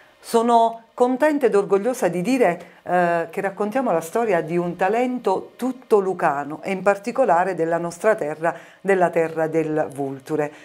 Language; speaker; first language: Italian; native; Italian